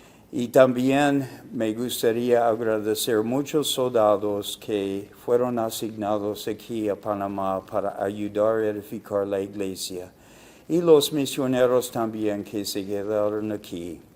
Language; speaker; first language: Spanish; non-native, fluent; English